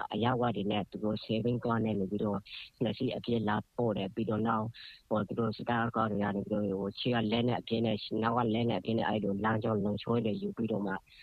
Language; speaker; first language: Burmese; native; Burmese